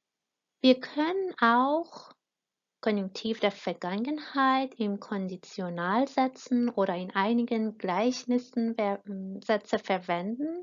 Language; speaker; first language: German; non-native, fluent; Persian